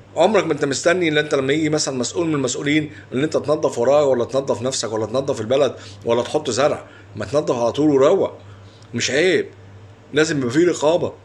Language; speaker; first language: Arabic; native; Arabic